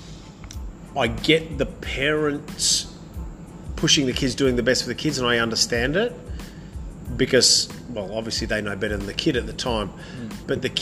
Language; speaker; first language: English; native; English